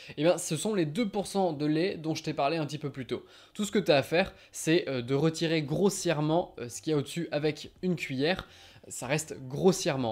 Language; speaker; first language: French; native; French